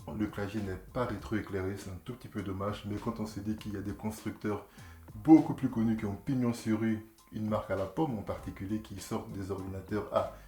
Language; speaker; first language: French; native; French